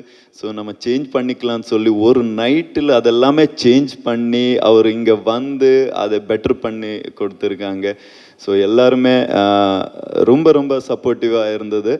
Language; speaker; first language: Tamil; non-native, fluent; Malayalam